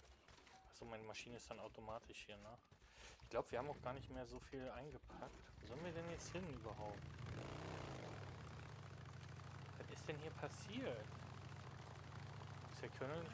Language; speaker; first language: German; native; German